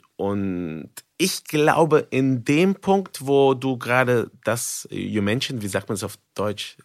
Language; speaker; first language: German; non-native, fluent; Spanish